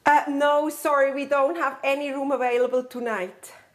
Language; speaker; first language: English; non-native, fluent; German